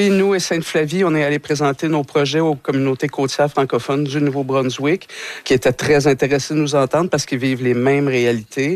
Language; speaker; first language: French; native; French